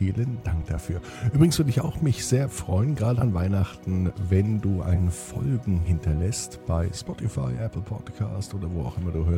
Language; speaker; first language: German; native; German